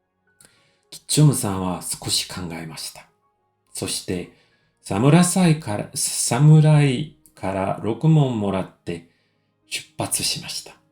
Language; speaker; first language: Japanese; non-native, fluent; French